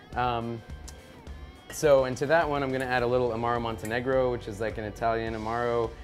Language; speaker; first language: English; native; English